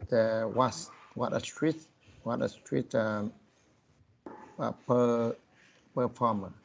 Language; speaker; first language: English; non-native, learner; Vietnamese